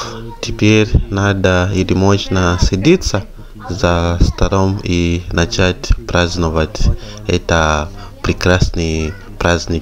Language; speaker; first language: Russian; non-native, fluent; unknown